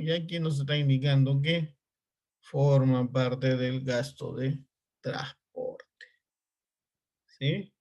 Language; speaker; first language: Spanish; native; Spanish